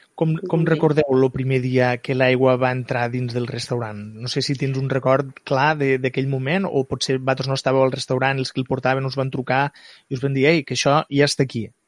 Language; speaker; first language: Catalan; native; Catalan